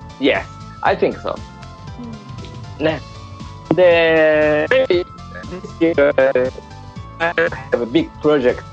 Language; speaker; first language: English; non-native, learner; Japanese